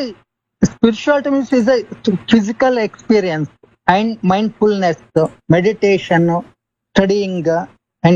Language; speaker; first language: English; non-native, local second language; Kannada